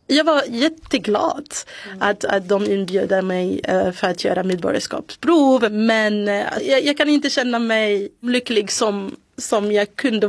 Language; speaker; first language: Swedish; non-native, fluent; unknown